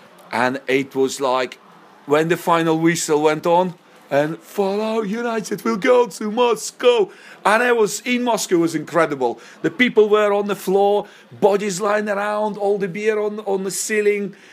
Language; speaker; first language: English; non-native, fluent; Russian